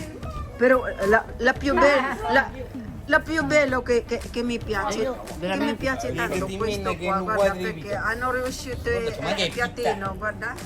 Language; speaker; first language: Italian; non-native, learner; Filipino